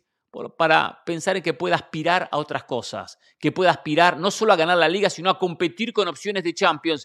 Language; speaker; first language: Spanish; native; Spanish